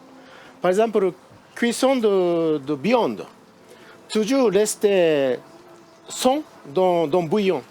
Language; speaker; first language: French; non-native, learner; Japanese